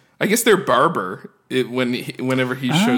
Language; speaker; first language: English; native; English